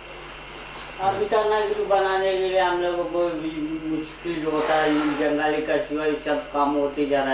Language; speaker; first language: Hindi; non-native, local second language; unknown